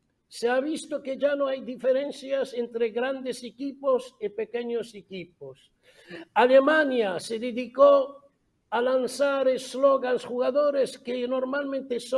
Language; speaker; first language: Spanish; non-native, fluent; Arabic